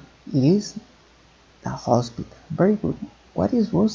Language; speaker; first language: English; non-native, fluent; Spanish